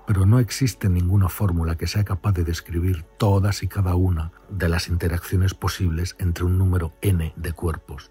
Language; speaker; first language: Spanish; native; Spanish